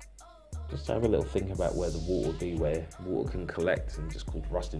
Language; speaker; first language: English; native; English